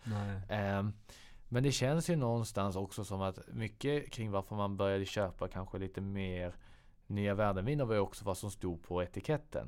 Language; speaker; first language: Swedish; native; Swedish